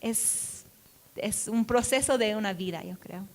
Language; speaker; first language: Spanish; non-native, fluent; English